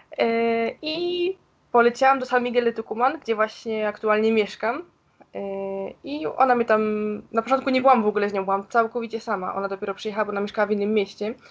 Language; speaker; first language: Polish; native; Polish